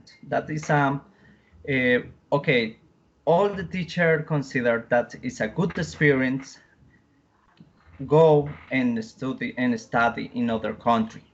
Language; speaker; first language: English; non-native, learner; Spanish